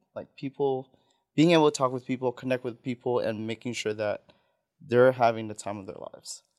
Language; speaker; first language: English; non-native, fluent; Filipino